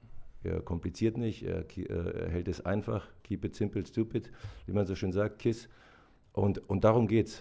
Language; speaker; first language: German; native; German